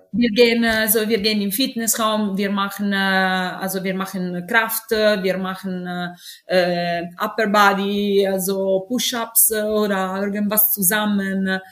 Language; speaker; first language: German; non-native, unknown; Italian